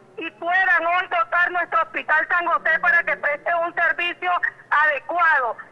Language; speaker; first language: Spanish; native; Spanish